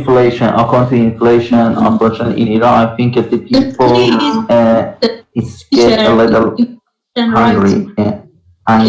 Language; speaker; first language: English; non-native, learner; Persian